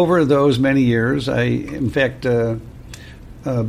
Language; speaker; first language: English; native; English